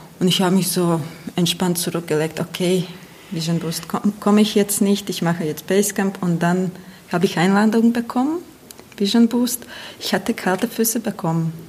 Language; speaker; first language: German; non-native, fluent; Latvian